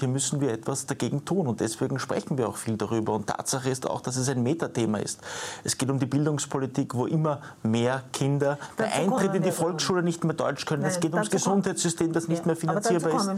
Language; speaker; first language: German; native; German